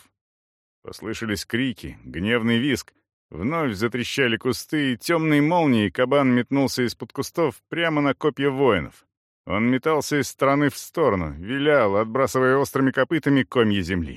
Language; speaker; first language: Russian; native; Russian